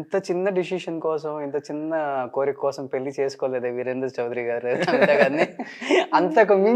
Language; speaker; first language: Telugu; native; Telugu